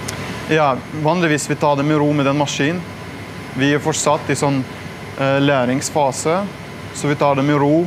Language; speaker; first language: Norwegian; non-native, fluent; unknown